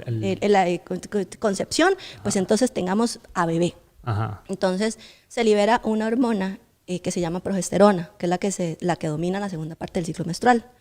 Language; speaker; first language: Spanish; native; Spanish